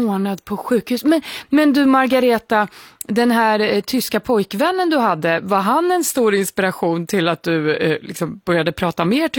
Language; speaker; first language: Swedish; native; Swedish